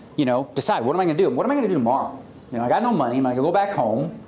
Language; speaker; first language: English; native; English